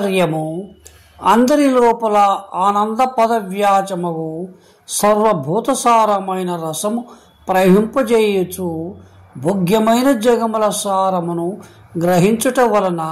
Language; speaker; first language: Telugu; native; Telugu